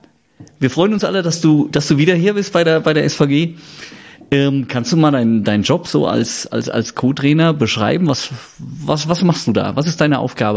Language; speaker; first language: German; native; German